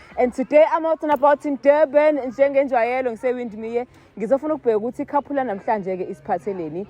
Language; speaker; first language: Zulu; native; Zulu